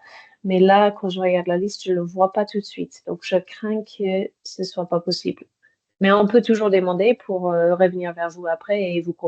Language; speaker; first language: French; native; French